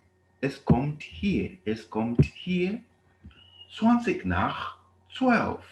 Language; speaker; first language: German; non-native, learner; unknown